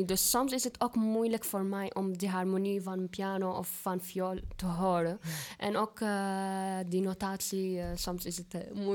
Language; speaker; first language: Dutch; non-native, fluent; Arabic